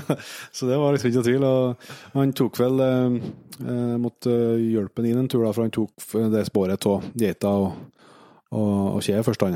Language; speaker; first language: Norwegian; native; Norwegian